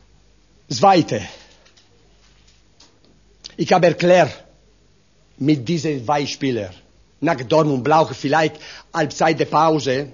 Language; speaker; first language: German; non-native, learner; Italian